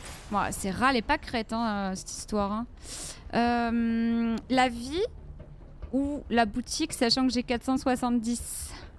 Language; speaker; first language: French; native; French